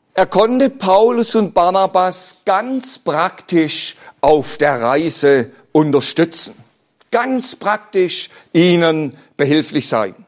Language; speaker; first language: German; native; German